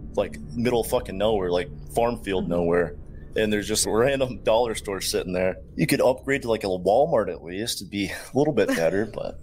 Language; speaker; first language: English; native; English